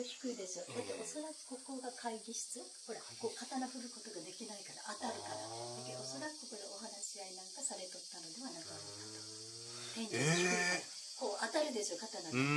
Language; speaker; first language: Japanese; native; Japanese